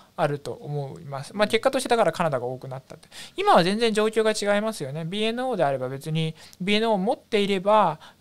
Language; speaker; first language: Japanese; native; Japanese